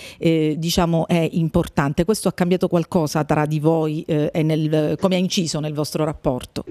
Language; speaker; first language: Italian; native; Italian